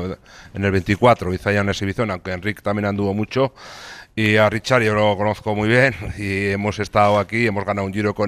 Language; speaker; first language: Spanish; native; Spanish